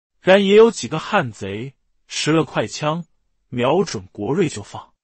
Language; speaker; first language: Chinese; native; Chinese